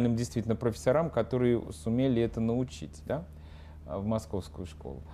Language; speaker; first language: Russian; non-native, local second language; Ukrainian